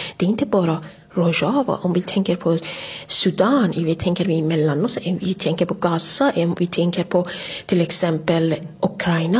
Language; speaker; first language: Swedish; non-native, fluent; Persian